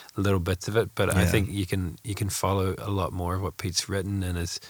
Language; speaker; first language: English; native; English